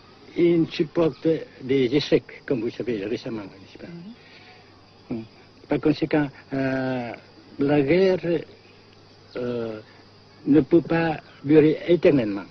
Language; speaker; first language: French; non-native, fluent; Vietnamese